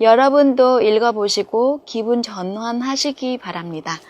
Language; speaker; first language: Korean; non-native, fluent; Vietnamese